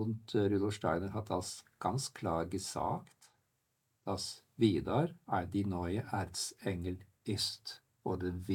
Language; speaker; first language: German; non-native, fluent; Norwegian